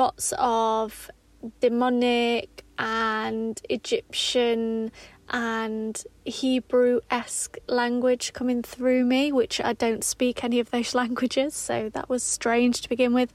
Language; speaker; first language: English; native; English